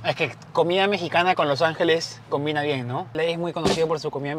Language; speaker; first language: Spanish; native; Spanish